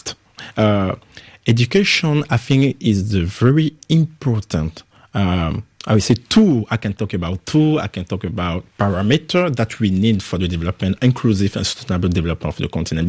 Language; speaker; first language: English; non-native, fluent; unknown